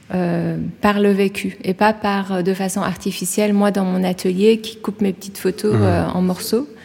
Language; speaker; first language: French; early bilingual, other home language; Persian